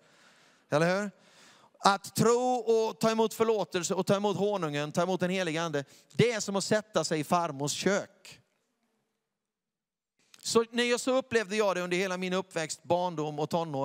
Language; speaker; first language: Swedish; native; Swedish